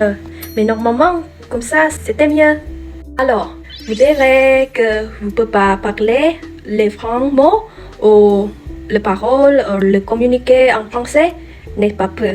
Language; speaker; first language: French; non-native, learner; Khmer